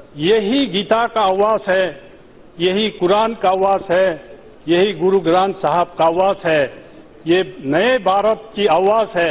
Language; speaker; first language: Hindi; non-native, local second language; Adi